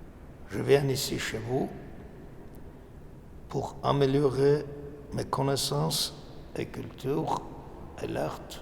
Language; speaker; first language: French; non-native, learner; Armenian